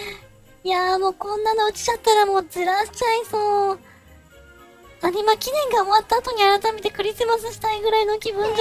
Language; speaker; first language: Japanese; native; Japanese